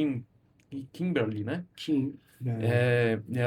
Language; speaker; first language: Portuguese; native; Portuguese